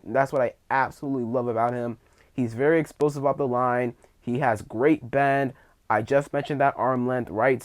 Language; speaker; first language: English; native; English